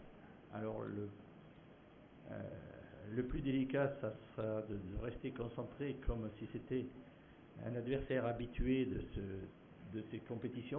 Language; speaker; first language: French; native; French